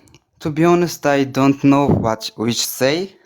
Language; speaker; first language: English; non-native, learner; Armenian